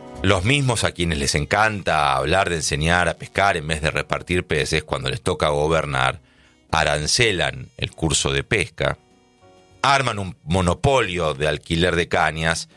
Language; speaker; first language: Spanish; native; Spanish